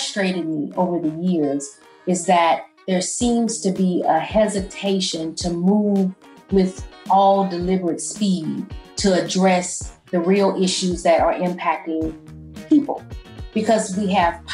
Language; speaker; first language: English; native; English